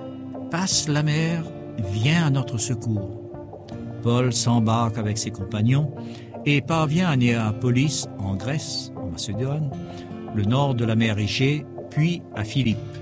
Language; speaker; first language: French; native; French